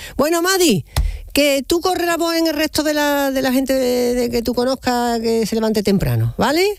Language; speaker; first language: Spanish; native; Spanish